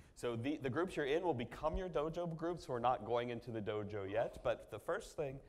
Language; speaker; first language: English; native; English